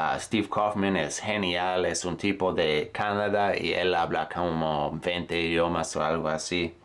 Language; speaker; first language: Spanish; non-native, fluent; English